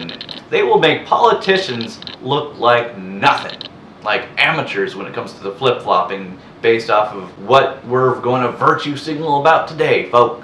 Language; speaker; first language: English; native; English